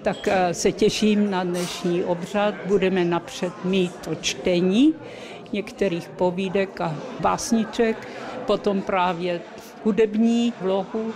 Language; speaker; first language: Czech; early bilingual, heritage; Czech